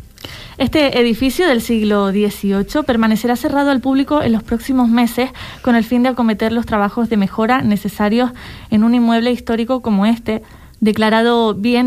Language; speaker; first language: Spanish; native; Spanish